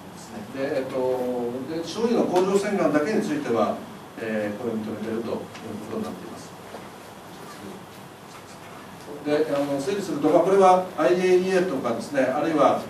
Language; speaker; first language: Japanese; native; Japanese